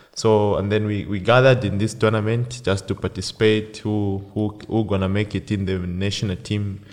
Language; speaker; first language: English; non-native, local second language; Bemba